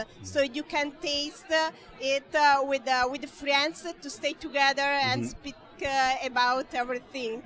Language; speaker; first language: English; non-native, learner; Italian